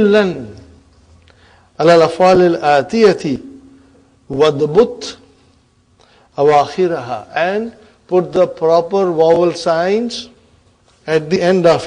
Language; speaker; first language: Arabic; non-native, fluent; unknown